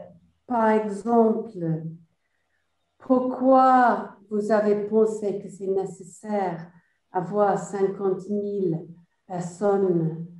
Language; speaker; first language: French; non-native, fluent; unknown